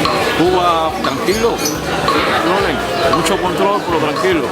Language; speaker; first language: Spanish; native; Spanish